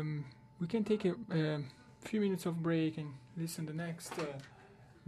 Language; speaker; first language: English; non-native, learner; Italian